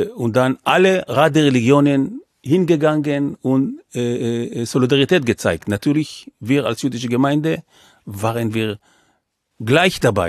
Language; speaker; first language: German; non-native, fluent; Hebrew